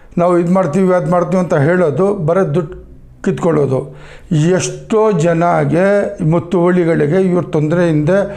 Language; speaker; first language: Kannada; non-native, local second language; Urdu